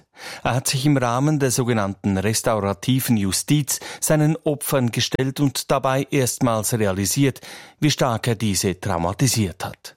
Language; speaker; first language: German; native; German